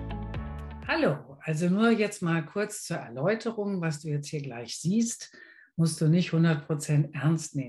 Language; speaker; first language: German; native; German